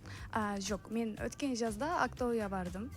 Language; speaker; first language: Kazakh; non-native, learner; Turkish